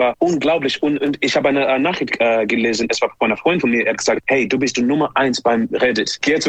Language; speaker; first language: German; non-native, fluent; English